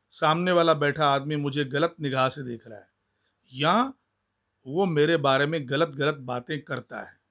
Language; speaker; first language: Hindi; non-native, local second language; Sindhi